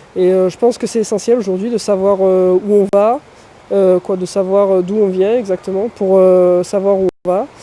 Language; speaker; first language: French; native; French